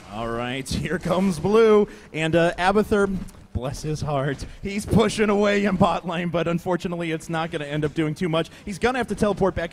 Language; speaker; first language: English; native; English